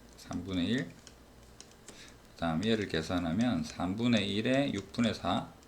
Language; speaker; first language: Korean; native; Korean